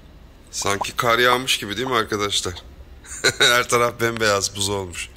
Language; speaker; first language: Turkish; native; Turkish